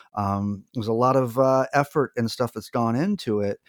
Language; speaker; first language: English; native; English